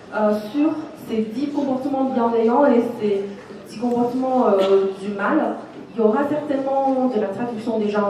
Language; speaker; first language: French; non-native, fluent; Chinese